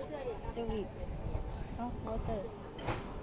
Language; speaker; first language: English; non-native, learner; Thai